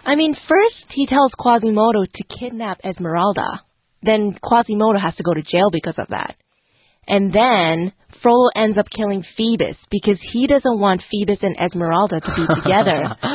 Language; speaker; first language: English; non-native, fluent; Chinese